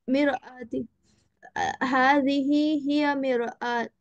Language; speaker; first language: Arabic; non-native, learner; Urdu